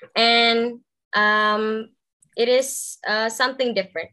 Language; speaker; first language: English; non-native, local second language; Malay